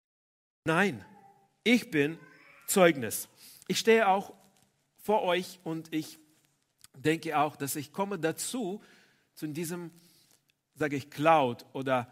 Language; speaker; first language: German; non-native, fluent; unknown